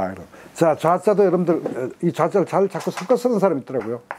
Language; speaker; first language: Korean; native; Korean